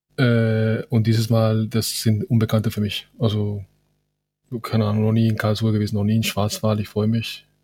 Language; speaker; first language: German; non-native, fluent; Spanish